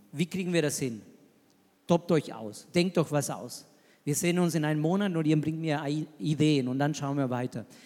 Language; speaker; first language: German; non-native, fluent; Spanish